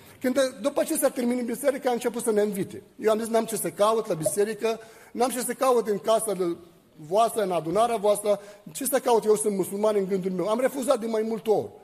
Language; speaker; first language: Romanian; non-native, fluent; Arabic